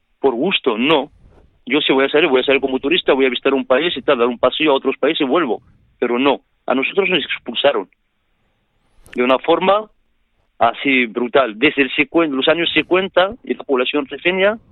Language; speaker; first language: Spanish; non-native, fluent; Riffian